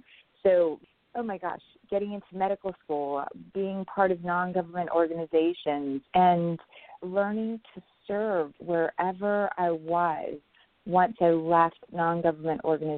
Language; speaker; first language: English; non-native, local second language; Urdu